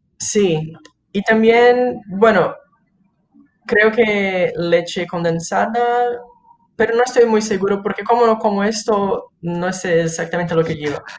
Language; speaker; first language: Spanish; non-native, fluent; Portuguese